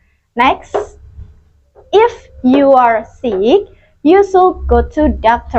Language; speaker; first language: English; non-native, learner; Indonesian